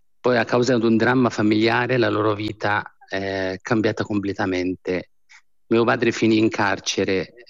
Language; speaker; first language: Italian; non-native, fluent; Arabic